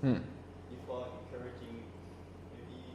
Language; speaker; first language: English; non-native, learner; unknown